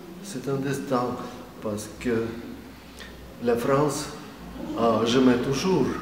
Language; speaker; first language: French; non-native, fluent; Russian